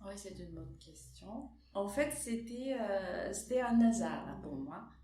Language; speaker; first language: French; non-native, fluent; Japanese